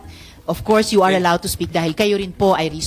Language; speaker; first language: Filipino; native; Filipino